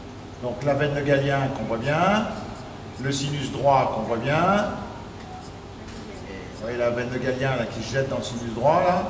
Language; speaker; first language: French; native; French